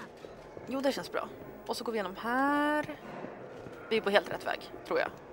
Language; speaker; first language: Swedish; native; Swedish